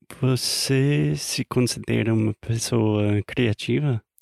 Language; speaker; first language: Portuguese; non-native, learner; English